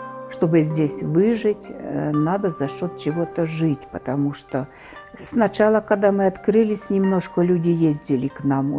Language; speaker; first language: Russian; native; Russian